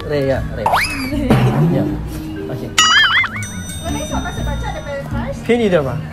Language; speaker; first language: Chinese; non-native, fluent; Indonesian